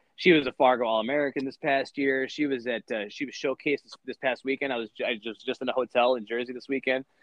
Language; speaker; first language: English; native; English